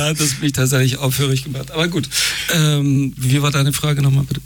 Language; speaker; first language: German; early bilingual, other home language; Persian